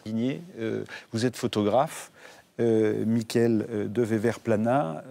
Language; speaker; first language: French; native; French